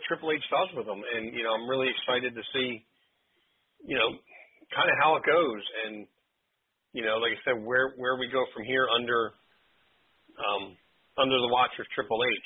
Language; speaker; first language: English; native; English